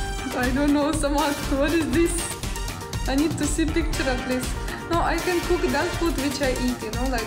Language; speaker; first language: English; non-native, fluent; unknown